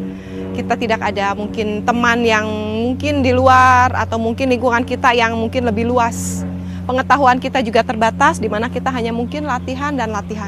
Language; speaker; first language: Indonesian; native; Indonesian